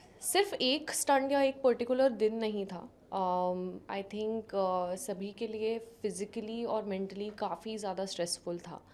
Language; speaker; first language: Hindi; native; Hindi